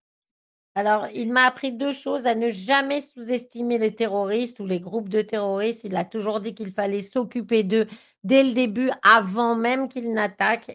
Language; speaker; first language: French; native; French